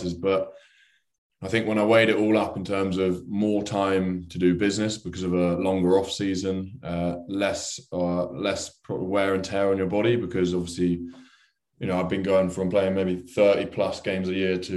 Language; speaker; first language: English; native; English